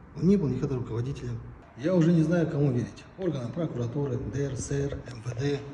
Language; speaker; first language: Russian; non-native, local second language; Kazakh